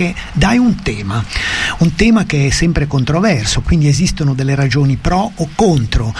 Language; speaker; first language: Italian; native; Italian